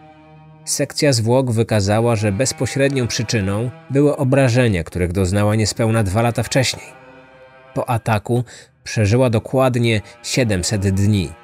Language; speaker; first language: Polish; native; Polish